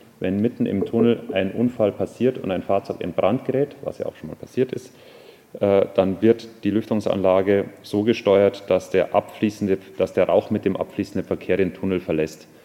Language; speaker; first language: German; native; German